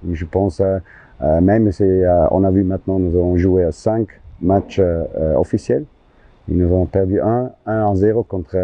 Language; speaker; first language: French; non-native, local second language; German